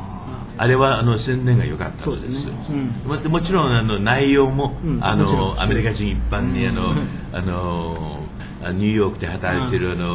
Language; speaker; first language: Japanese; early bilingual, heritage; English